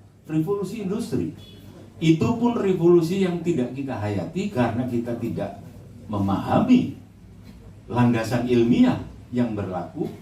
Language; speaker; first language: Indonesian; non-native, local second language; Javanese